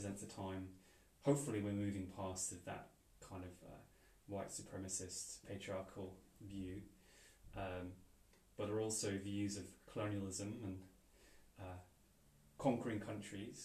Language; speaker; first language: English; native; English